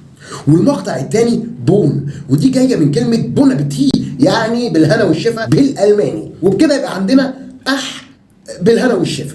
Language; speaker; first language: Arabic; native; Arabic